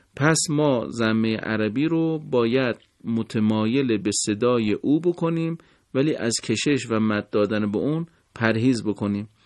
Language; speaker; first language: Persian; native; Persian